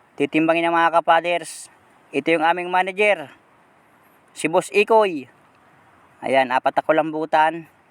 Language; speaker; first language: Filipino; native; Filipino